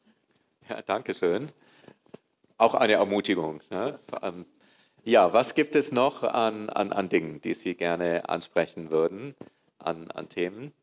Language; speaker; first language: German; native; German